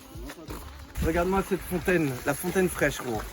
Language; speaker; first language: French; native; French